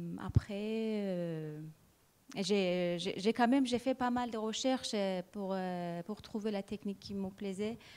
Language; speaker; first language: French; non-native, fluent; Persian